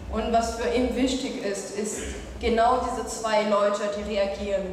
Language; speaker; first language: German; non-native, fluent; French